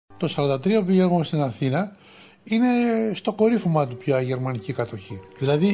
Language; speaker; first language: Greek; native; Greek